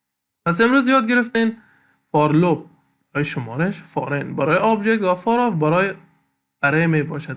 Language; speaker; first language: Persian; native; Persian